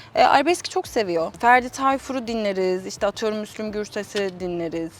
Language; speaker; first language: Turkish; early bilingual, heritage; Turkish